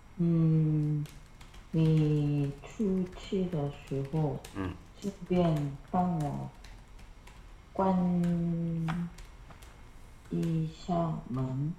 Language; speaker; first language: Chinese; non-native, learner; Korean